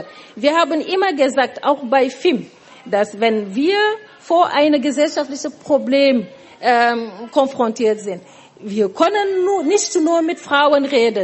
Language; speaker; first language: German; non-native, fluent; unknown